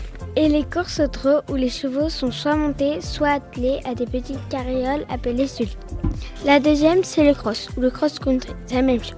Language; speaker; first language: French; native; French